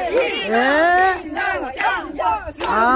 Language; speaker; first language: Korean; native; Korean